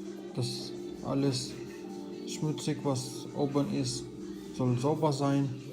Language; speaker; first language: German; non-native, learner; Urdu